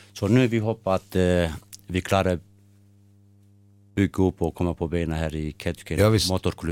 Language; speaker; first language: Norwegian; non-native, fluent; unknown